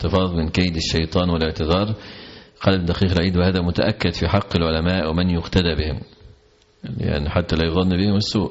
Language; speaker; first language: Arabic; native; Arabic